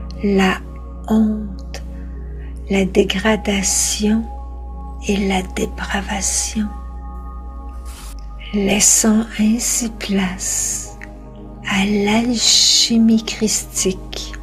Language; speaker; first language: French; native; French